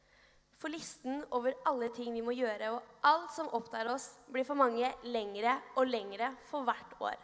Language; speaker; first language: Norwegian; native; Norwegian